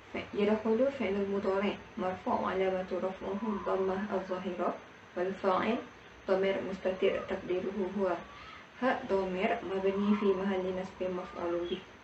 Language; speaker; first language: Arabic; non-native, learner; Malay